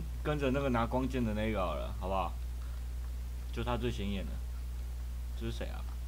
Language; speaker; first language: Chinese; native; Chinese